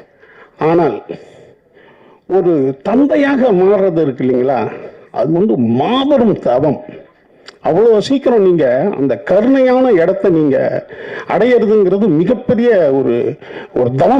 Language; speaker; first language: Tamil; native; Tamil